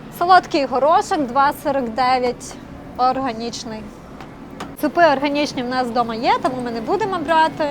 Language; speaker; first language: Ukrainian; non-native, local second language; Russian